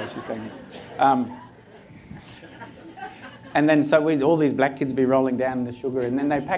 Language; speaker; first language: English; native; English